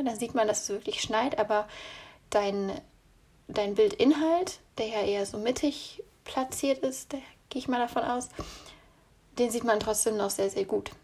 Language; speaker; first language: German; native; German